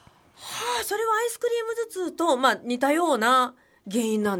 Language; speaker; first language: Japanese; native; Japanese